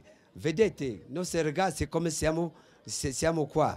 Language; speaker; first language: Italian; non-native, fluent; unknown